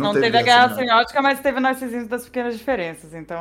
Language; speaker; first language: Portuguese; native; Portuguese